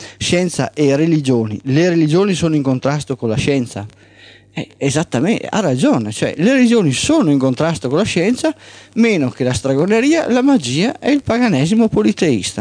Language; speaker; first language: Italian; native; Italian